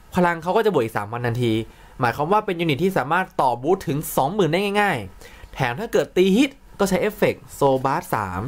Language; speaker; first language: Thai; native; Thai